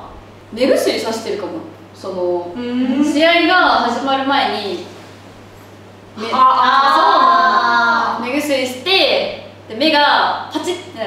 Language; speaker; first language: Japanese; native; Japanese